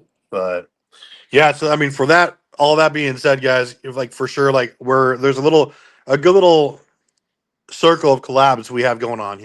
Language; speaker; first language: English; native; English